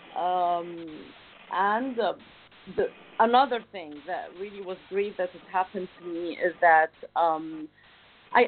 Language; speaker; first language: English; non-native, fluent; Arabic